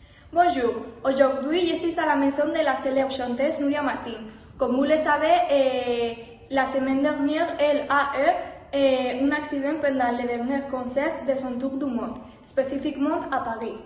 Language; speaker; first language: French; non-native, learner; Spanish